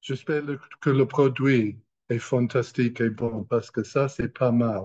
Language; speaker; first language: French; non-native, learner; English